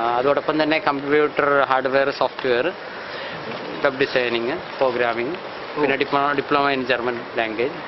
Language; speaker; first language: Malayalam; non-native, local second language; Hindi